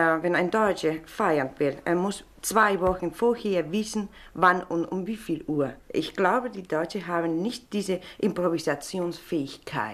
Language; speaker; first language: German; non-native, fluent; Spanish